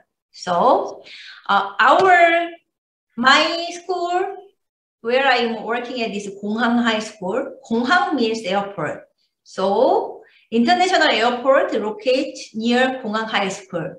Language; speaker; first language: English; non-native, learner; Korean